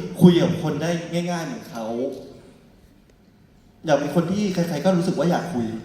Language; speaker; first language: Thai; native; Thai